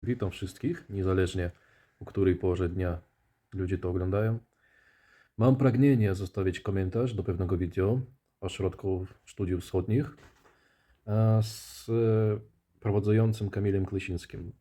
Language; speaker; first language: Polish; non-native, fluent; Russian